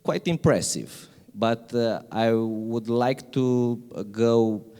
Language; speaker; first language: English; non-native, fluent; Romanian